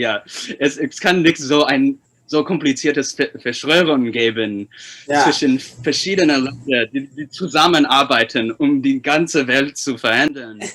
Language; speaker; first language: German; non-native, fluent; Chinese